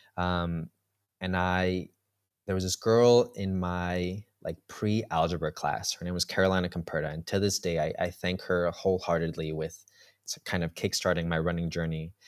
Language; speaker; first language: English; early bilingual, heritage; Spanish